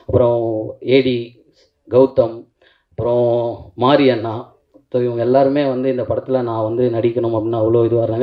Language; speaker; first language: Tamil; native; Tamil